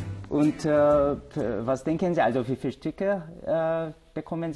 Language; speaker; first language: German; non-native, learner; Korean